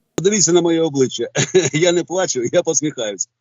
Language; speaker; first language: Ukrainian; native; Ukrainian